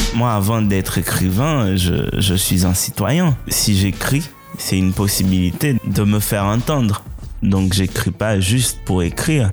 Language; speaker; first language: French; non-native, local second language; Haitian Creole